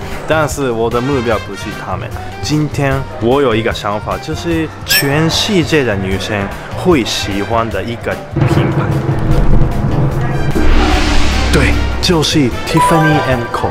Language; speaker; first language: Chinese; non-native, learner; Japanese